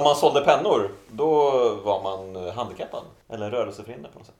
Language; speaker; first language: Swedish; native; Swedish